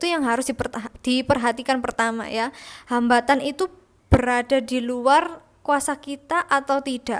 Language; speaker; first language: Indonesian; native; Indonesian